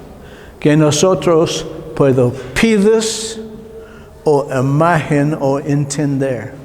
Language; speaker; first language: Spanish; non-native, learner; English